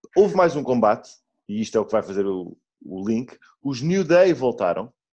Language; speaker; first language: Portuguese; native; Portuguese